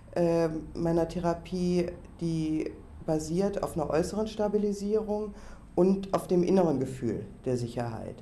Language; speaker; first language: German; native; German